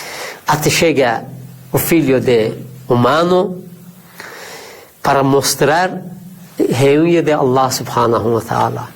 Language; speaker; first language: Portuguese; non-native, fluent; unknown